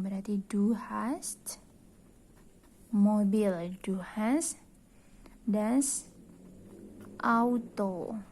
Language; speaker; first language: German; non-native, fluent; Indonesian